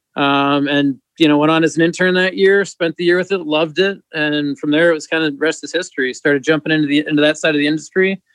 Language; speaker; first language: English; native; English